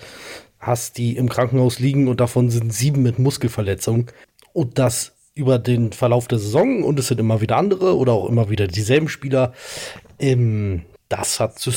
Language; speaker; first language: German; native; German